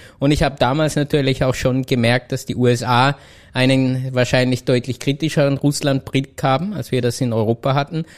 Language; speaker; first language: German; native; German